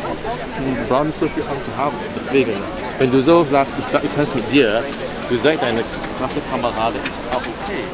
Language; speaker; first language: German; non-native, learner; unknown